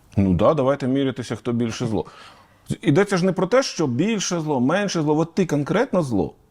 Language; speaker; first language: Ukrainian; native; Ukrainian